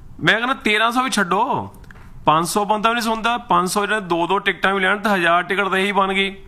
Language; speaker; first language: Punjabi; native; Punjabi